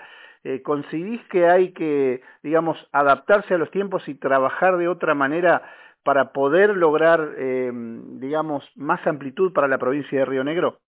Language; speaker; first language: Spanish; native; Spanish